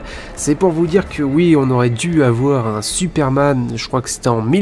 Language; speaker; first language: French; native; French